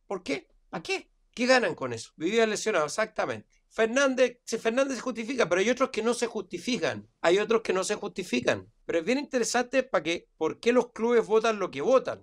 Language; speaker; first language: Spanish; native; Spanish